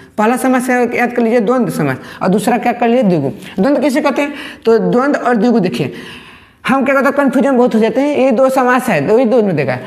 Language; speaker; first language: Hindi; native; Hindi